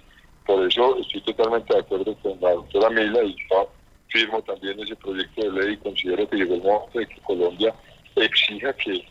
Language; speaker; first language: Spanish; native; Spanish